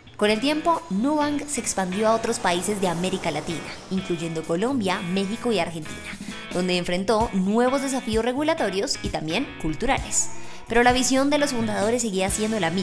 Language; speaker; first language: Spanish; native; Spanish